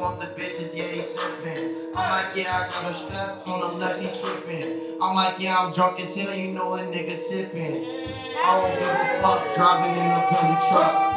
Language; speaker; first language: English; native; English